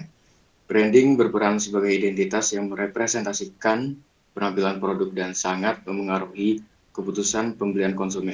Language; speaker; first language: Indonesian; native; Indonesian